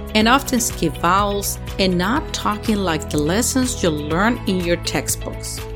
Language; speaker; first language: English; early bilingual, other home language; Spanish